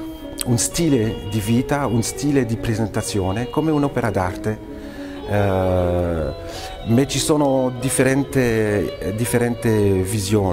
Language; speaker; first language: Italian; non-native, fluent; French